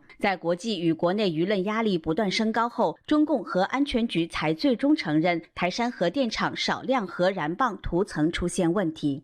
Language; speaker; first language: Chinese; native; Chinese